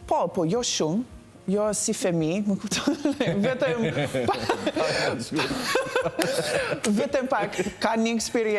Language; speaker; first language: Albanian; non-native, learner; English